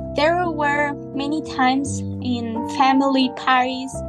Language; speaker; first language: English; non-native, fluent; Spanish